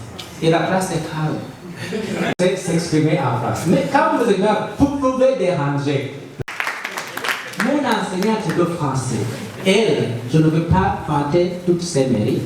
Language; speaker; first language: French; non-native, local second language; Rundi